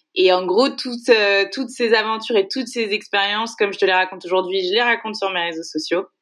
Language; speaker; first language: French; native; French